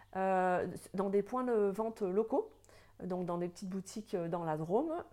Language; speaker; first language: French; native; French